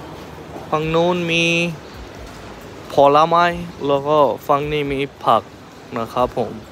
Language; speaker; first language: Thai; non-native, fluent; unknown